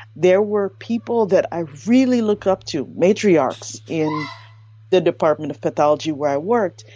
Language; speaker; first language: English; native; English